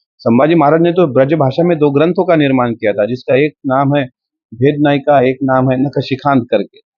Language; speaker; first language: Hindi; non-native, local second language; Marathi